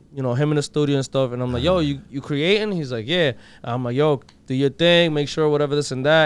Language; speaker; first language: English; early bilingual, other home language; Spanish